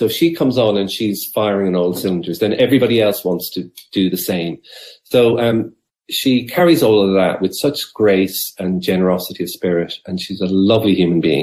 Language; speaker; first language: English; native; English